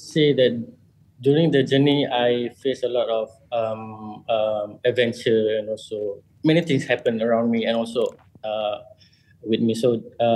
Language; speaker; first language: English; non-native, local second language; Malay